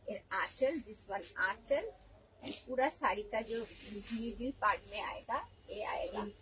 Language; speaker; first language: Hindi; non-native, local second language; Bangla